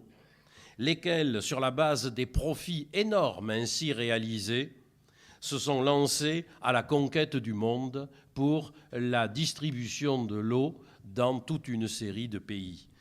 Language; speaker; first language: French; native; French